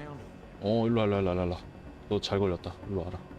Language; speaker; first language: Korean; native; Korean